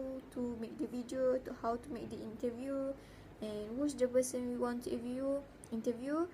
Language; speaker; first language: English; non-native, learner; Malay